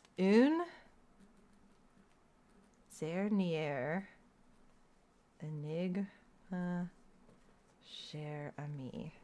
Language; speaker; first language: French; non-native, learner; English